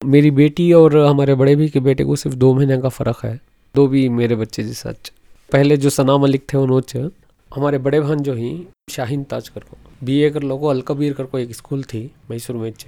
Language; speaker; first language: Hindi; non-native, local second language; Urdu